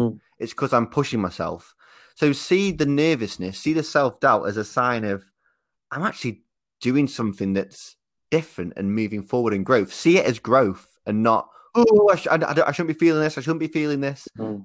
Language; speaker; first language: English; native; English